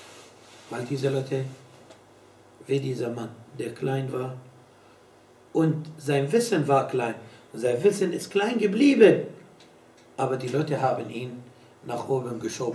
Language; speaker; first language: German; non-native, fluent; Arabic